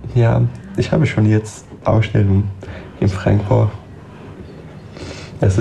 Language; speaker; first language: German; non-native, learner; Persian